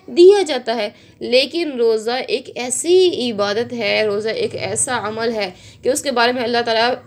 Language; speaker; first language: Urdu; native; Urdu